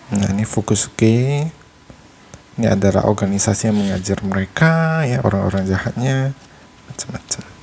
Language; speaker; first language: Indonesian; native; Indonesian